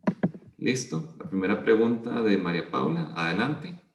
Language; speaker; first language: Spanish; native; Spanish